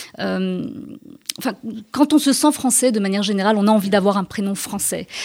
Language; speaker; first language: French; early bilingual, other home language; Turkish